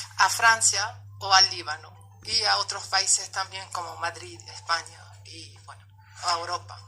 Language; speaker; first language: Spanish; non-native, fluent; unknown